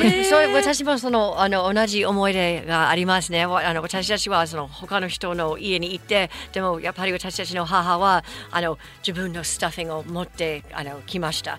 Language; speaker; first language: Japanese; non-native, fluent; English